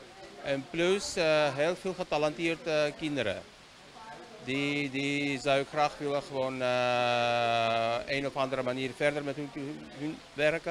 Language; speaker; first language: Dutch; non-native, learner; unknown